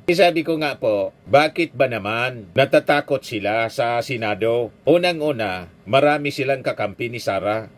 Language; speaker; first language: Filipino; non-native, local second language; Bikol